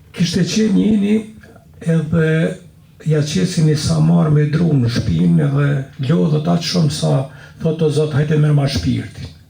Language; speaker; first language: Albanian; native; Albanian